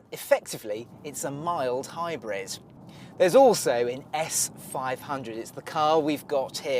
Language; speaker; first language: English; native; English